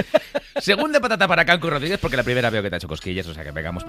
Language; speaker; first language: Spanish; native; Spanish